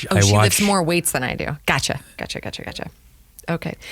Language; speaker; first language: English; native; English